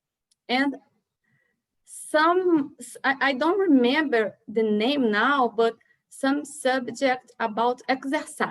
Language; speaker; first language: English; non-native, learner; Portuguese